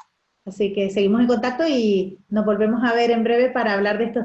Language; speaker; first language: Spanish; native; Spanish